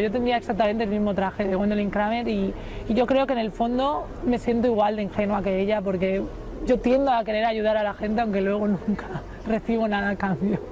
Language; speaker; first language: Spanish; native; Spanish